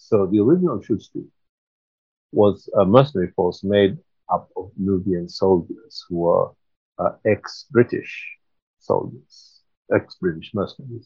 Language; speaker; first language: English; non-native, local second language; Swahili